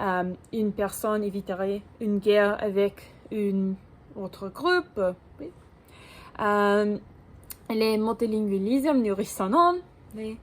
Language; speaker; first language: French; non-native, learner; English